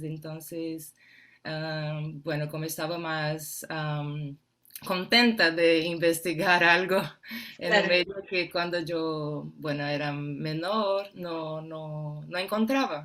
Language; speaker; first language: Spanish; non-native, fluent; Portuguese